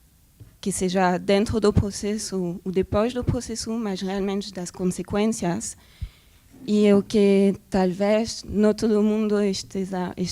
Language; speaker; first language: Portuguese; non-native, fluent; French